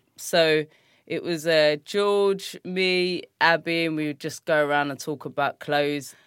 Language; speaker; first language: English; native; English